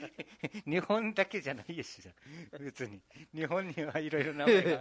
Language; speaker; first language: Japanese; native; Japanese